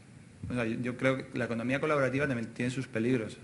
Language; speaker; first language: Spanish; native; Spanish